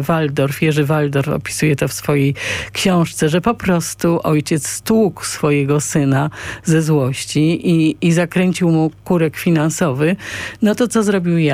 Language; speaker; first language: Polish; native; Polish